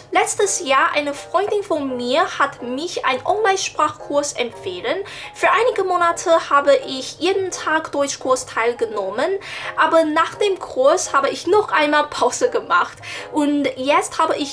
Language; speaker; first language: German; non-native, learner; Chinese